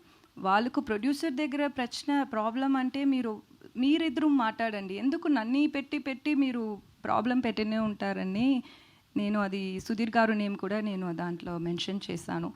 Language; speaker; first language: Telugu; non-native, learner; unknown